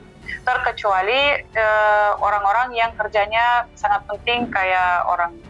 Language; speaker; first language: Indonesian; non-native, fluent; Russian